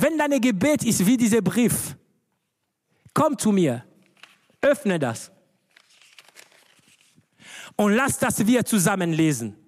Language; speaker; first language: German; non-native, fluent; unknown